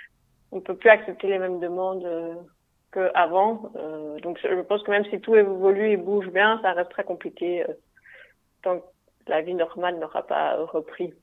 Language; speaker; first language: French; native; French